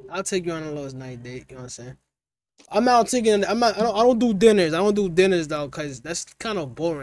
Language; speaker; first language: English; early bilingual, other home language; Spanish